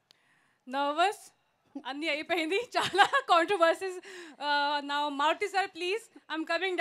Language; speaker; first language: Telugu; non-native, learner; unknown